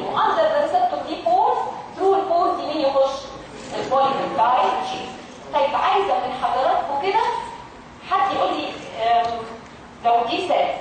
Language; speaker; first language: Arabic; native; Arabic